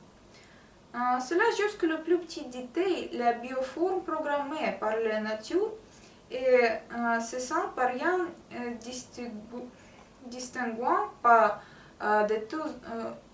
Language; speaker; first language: French; non-native, learner; Russian